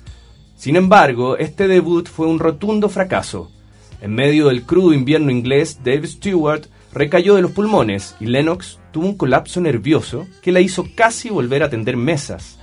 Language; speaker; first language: Spanish; native; Spanish